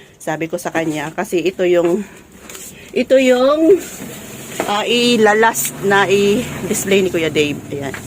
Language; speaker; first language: Filipino; native; Filipino